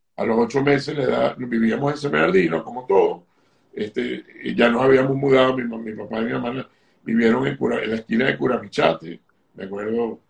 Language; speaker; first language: Spanish; native; Spanish